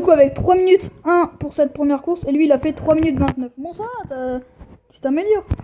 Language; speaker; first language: French; native; French